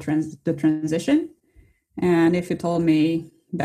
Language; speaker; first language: English; non-native, fluent; Portuguese